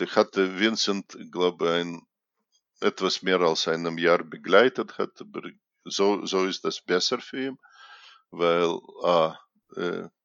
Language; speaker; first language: German; non-native, fluent; Russian